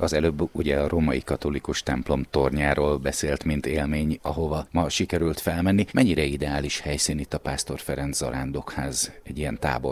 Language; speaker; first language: Hungarian; native; Hungarian